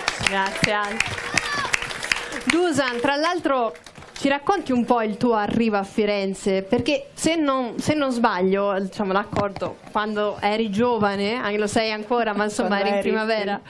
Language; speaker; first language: Italian; native; Italian